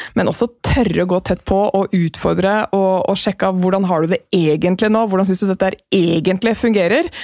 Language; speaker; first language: Norwegian; native; Norwegian